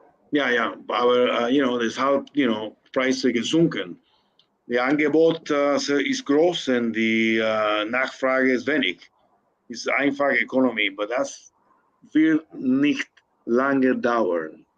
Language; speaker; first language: German; non-native, learner; Spanish